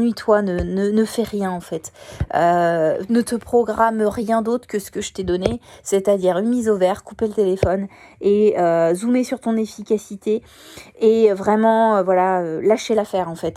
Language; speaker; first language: French; native; French